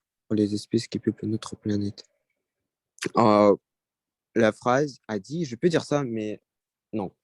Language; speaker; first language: French; non-native, learner; Russian